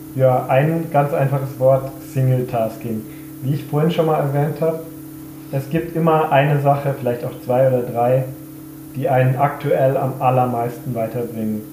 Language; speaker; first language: German; native; German